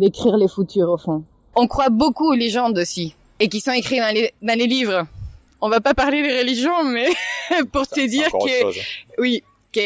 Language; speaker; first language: French; non-native, fluent; Spanish